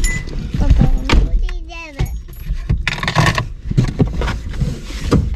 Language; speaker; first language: Japanese; early bilingual, other home language; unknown